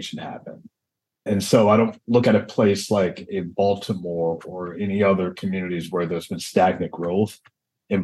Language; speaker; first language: English; native; English